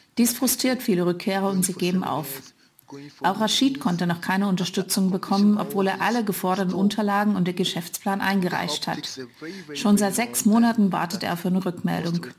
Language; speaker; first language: German; native; German